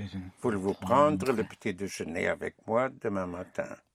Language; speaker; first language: French; non-native, fluent; English